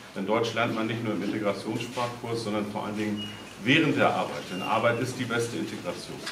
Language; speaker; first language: German; native; German